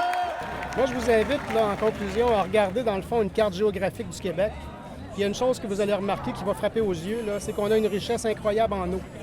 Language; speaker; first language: French; native; French